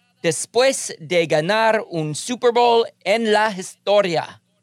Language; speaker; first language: Spanish; non-native, learner; English